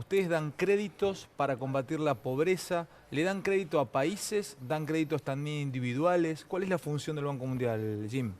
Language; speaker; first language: Spanish; native; Spanish